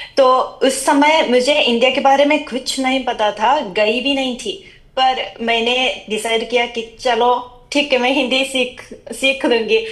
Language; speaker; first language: Hindi; non-native, fluent; Japanese